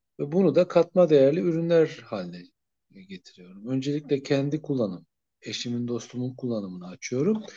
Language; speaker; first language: Turkish; native; Turkish